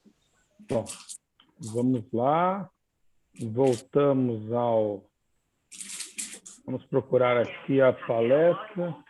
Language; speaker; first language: Portuguese; native; Portuguese